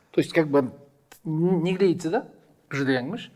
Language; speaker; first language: Russian; non-native, local second language; Kazakh